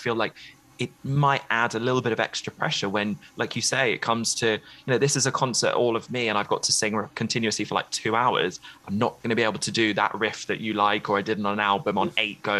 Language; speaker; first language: English; native; English